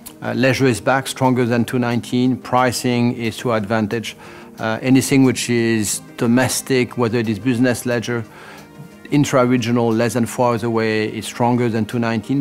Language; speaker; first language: English; non-native, fluent; French